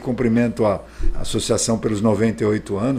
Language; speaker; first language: Portuguese; native; Portuguese